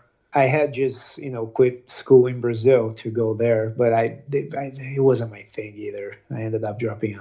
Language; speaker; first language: English; non-native, fluent; Portuguese